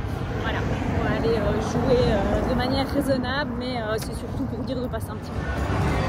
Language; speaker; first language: French; native; French